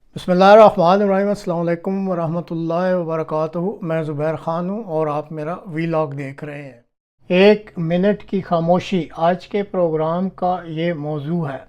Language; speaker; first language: Urdu; native; Urdu